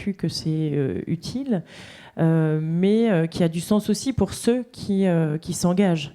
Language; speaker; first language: French; native; French